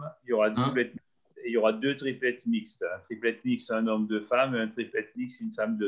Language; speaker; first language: French; native; French